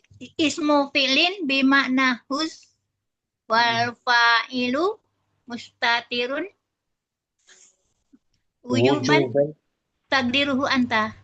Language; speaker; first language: Arabic; non-native, learner; Indonesian